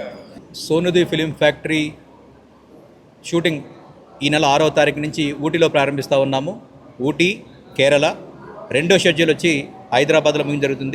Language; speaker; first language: Telugu; native; Telugu